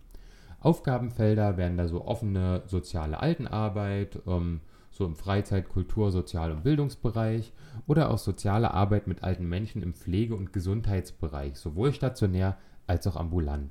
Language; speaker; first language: German; native; German